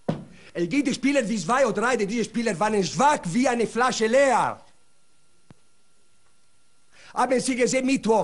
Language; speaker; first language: German; non-native, learner; Italian